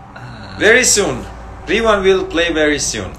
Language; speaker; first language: English; non-native, learner; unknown